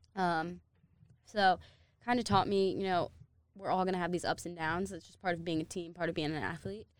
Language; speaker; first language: English; native; English